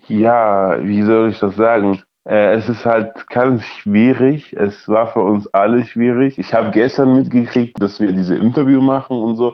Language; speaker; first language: German; early bilingual, other home language; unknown